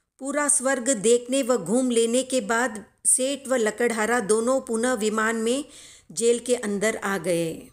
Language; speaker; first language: Hindi; native; Hindi